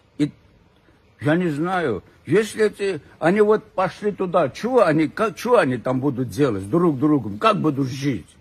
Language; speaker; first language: Russian; non-native, local second language; Armenian